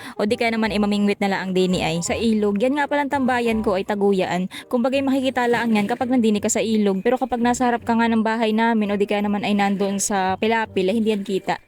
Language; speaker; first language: Filipino; native; Filipino